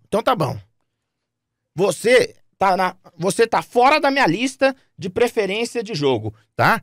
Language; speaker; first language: Portuguese; native; Portuguese